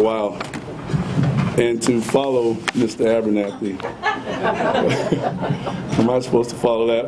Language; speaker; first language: English; native; English